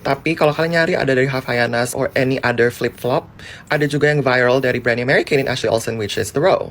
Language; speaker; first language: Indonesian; native; Indonesian